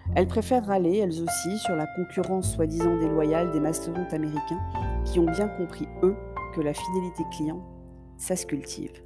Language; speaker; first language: French; native; French